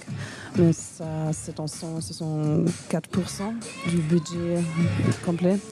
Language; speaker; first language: French; non-native, fluent; German